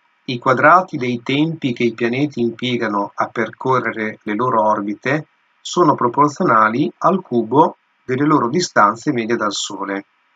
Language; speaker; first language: Italian; native; Italian